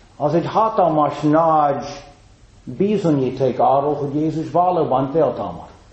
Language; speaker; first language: Hungarian; non-native, fluent; English